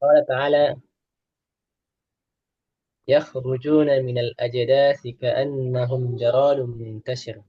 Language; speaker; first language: Arabic; non-native, learner; Indonesian